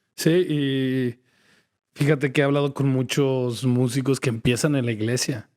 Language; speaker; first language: Spanish; native; Spanish